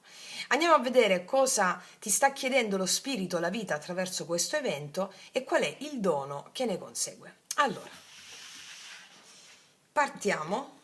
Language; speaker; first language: Italian; native; Italian